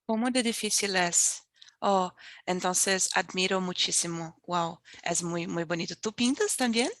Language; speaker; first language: Spanish; non-native, fluent; Portuguese